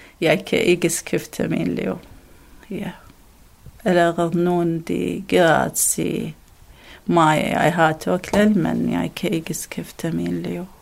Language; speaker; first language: Danish; non-native, learner; Arabic